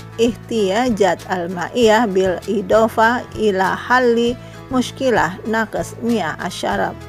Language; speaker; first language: Arabic; non-native, fluent; Indonesian